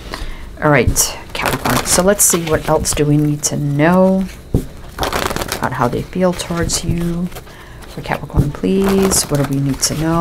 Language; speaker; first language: English; native; English